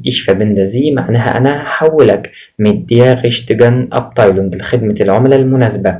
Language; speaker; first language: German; non-native, fluent; Arabic